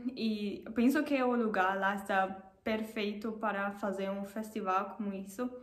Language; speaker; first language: Portuguese; non-native, learner; German